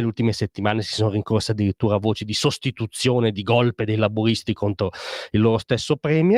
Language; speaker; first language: Italian; native; Italian